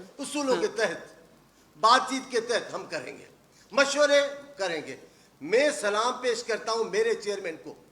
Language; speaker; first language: Urdu; non-native, local second language; Sindhi